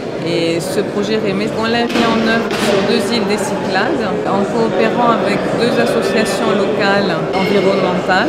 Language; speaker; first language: French; native; French